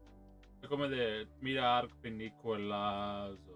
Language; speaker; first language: Spanish; early bilingual, heritage; English